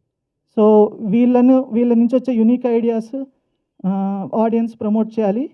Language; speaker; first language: Telugu; native; Telugu